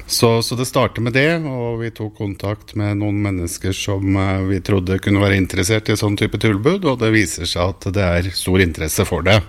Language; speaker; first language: Norwegian; native; Norwegian